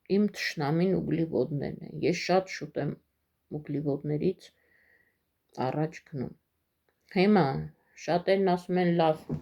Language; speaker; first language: Armenian; native; Armenian